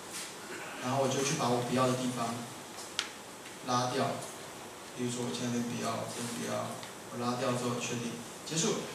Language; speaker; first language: Chinese; native; Chinese